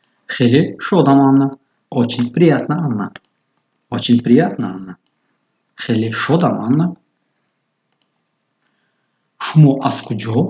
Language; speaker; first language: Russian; non-native, local second language; Tajik